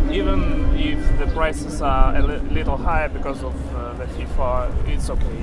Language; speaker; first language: English; non-native, learner; Russian